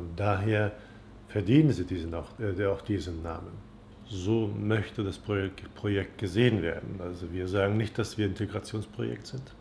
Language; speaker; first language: German; non-native, fluent; Turkish